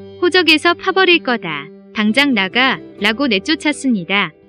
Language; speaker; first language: Korean; native; Korean